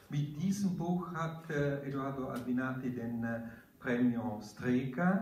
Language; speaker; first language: German; non-native, fluent; Italian